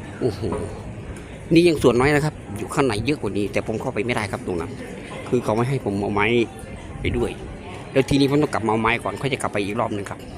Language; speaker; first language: Thai; native; Thai